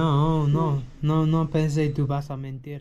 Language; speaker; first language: Spanish; non-native, learner; English